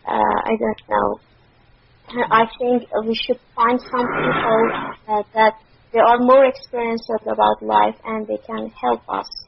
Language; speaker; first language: English; non-native, learner; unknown